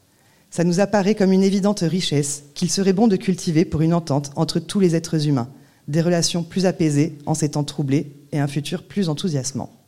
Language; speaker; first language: French; native; French